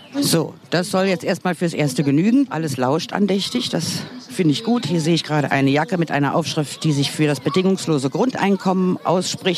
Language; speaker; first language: German; native; German